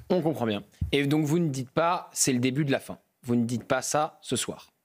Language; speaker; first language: French; native; French